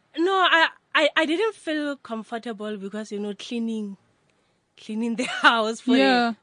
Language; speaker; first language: English; non-native, local second language; Northern Sotho